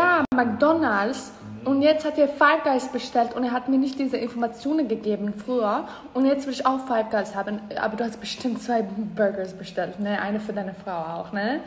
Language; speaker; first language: German; non-native, fluent; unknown